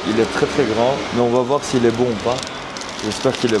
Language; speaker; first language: French; early bilingual, heritage; Turkish